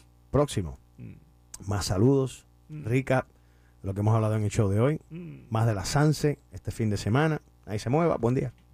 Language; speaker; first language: Spanish; early bilingual, heritage; Spanish